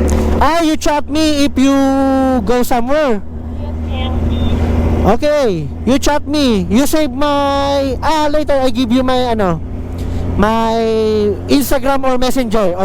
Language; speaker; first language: English; non-native, learner; Filipino